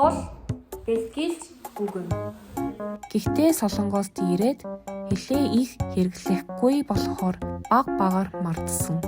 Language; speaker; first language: Mongolian; non-native, learner; Korean